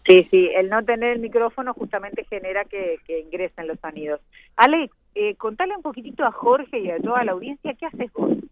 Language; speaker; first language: Spanish; native; Spanish